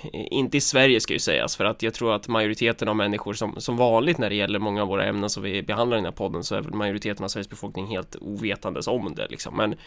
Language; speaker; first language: Swedish; native; Swedish